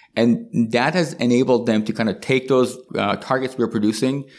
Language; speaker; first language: English; non-native, fluent; Persian